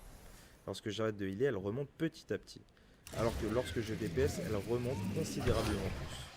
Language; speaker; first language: French; native; French